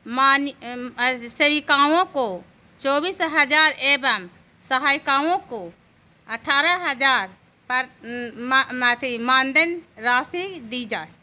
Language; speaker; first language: Hindi; native; Hindi